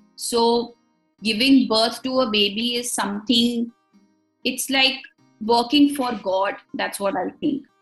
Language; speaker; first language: English; non-native, local second language; Hindi